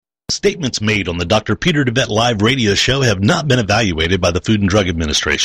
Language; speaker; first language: English; native; English